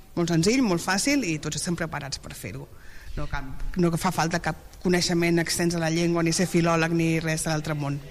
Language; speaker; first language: Catalan; native; Catalan